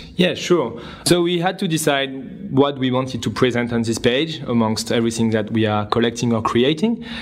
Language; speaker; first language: English; non-native, fluent; French